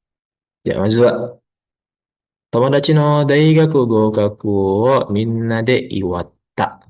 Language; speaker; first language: Japanese; non-native, learner; Indonesian